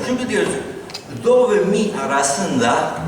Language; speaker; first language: Turkish; non-native, learner; Spanish